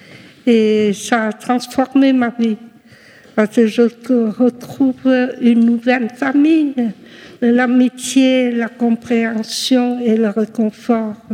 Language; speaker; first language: French; non-native, local second language; Vietnamese